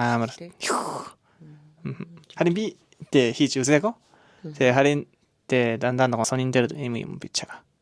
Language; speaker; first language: Mongolian; non-native, learner; Japanese